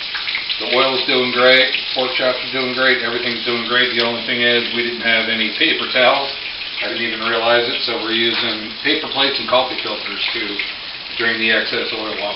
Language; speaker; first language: English; native; English